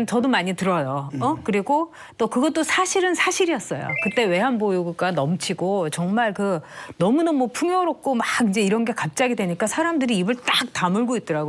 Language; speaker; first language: Korean; native; Korean